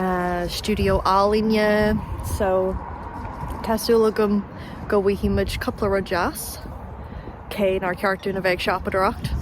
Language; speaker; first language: Irish; non-native, local second language; English